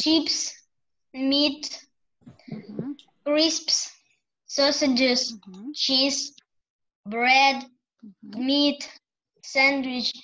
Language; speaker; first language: English; non-native, learner; Russian